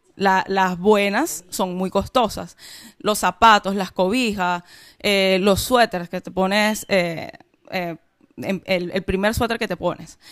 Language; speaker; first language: Spanish; native; Spanish